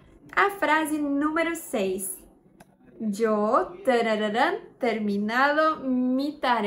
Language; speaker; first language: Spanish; non-native, fluent; Portuguese